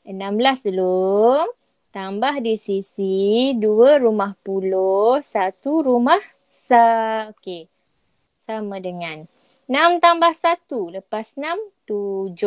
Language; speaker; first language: Malay; native; Malay